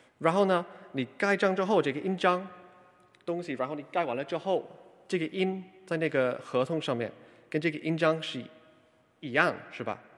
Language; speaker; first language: Chinese; non-native, fluent; English